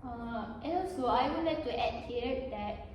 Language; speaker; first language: English; non-native, learner; Malay